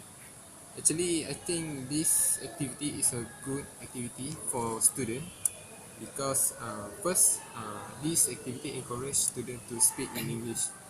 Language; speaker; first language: English; non-native, local second language; Malay